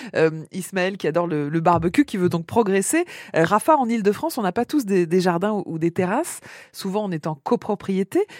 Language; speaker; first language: French; native; French